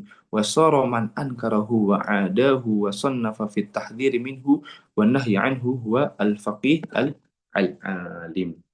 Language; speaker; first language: Arabic; non-native, fluent; Indonesian